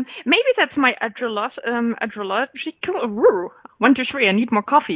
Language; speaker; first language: English; non-native, fluent; German